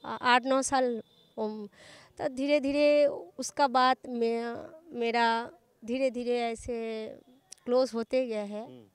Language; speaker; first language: Hindi; non-native, local second language; Bangla